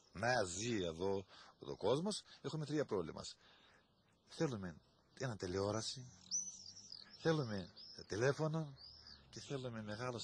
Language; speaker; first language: Greek; early bilingual, heritage; Greek